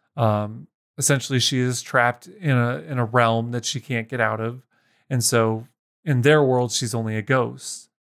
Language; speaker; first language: English; native; English